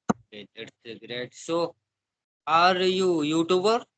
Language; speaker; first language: English; non-native, learner; Hindi